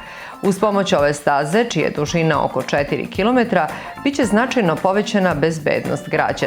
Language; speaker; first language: Serbian; native; Serbian